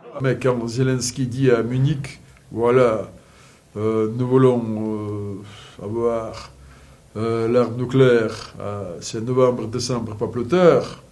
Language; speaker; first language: French; non-native, fluent; Russian